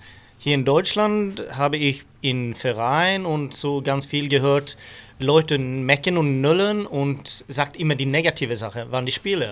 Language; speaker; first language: German; non-native, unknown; Swedish